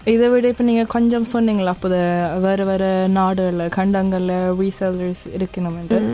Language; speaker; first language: Tamil; early bilingual, other home language; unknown